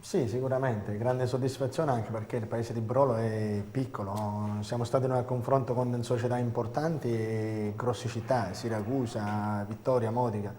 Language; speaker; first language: Italian; native; Italian